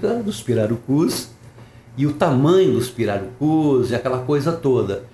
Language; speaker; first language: Portuguese; native; Portuguese